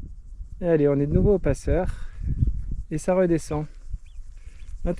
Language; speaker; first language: French; native; French